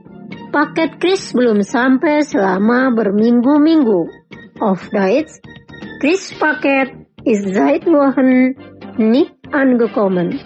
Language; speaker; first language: German; non-native, fluent; Indonesian